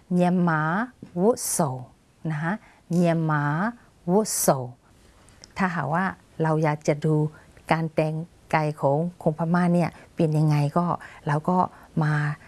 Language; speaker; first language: Thai; non-native, fluent; Burmese